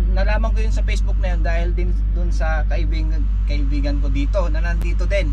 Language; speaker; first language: Filipino; non-native, local second language; Iloko